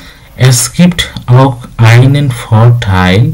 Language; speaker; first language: German; non-native, fluent; Bangla